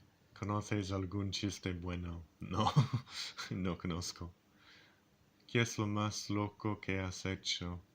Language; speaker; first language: Spanish; non-native, learner; English